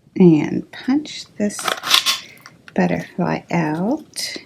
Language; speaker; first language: English; native; English